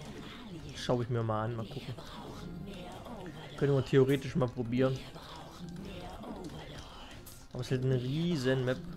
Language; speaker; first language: German; native; German